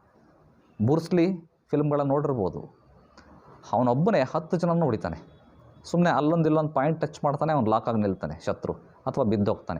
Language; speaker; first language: Kannada; native; Kannada